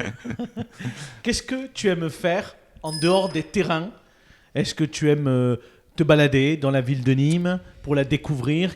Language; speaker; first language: French; native; French